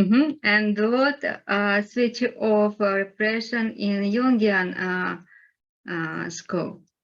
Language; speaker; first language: English; non-native, learner; Russian